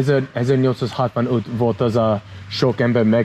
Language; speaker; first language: Hungarian; non-native, learner; English